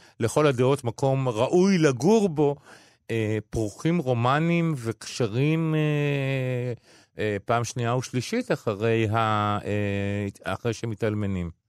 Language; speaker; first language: Hebrew; native; Hebrew